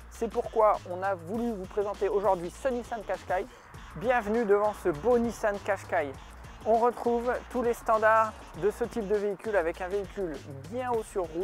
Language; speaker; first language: French; native; French